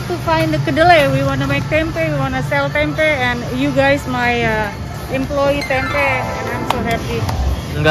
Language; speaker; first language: English; non-native, learner; Indonesian